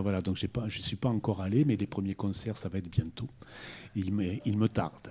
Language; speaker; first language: French; native; French